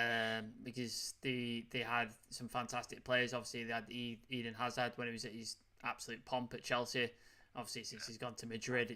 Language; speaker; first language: English; native; English